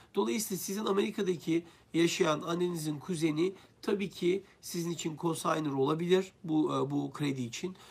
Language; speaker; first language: Turkish; native; Turkish